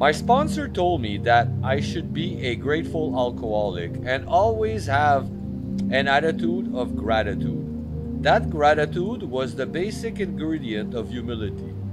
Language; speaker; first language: English; non-native, fluent; French